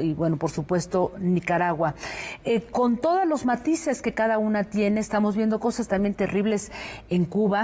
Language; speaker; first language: Spanish; native; Spanish